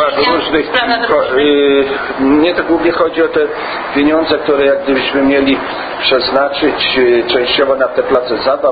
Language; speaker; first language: Polish; native; Polish